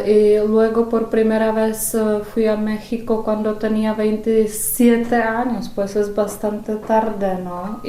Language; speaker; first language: Spanish; non-native, fluent; Czech